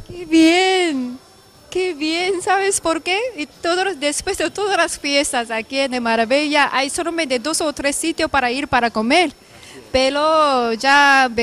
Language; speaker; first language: Spanish; non-native, fluent; Japanese